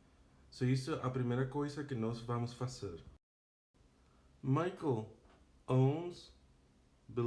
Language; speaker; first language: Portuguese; non-native, fluent; English